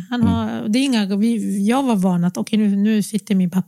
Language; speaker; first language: Swedish; early bilingual, other home language; Arabic